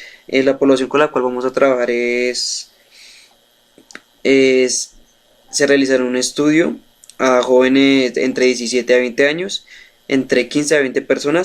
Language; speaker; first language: Spanish; native; Spanish